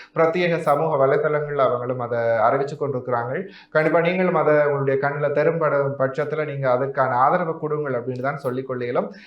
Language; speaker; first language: Tamil; native; Tamil